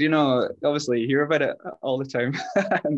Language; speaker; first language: English; native; English